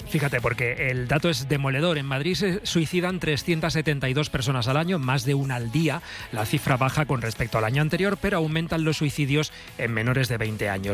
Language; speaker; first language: Spanish; native; Spanish